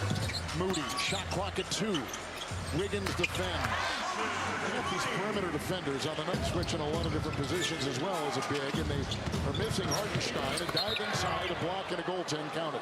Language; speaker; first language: English; native; English